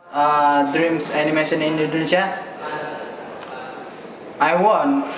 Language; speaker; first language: English; non-native, learner; Indonesian